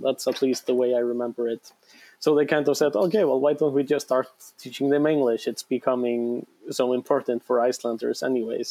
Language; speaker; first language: English; non-native, fluent; Icelandic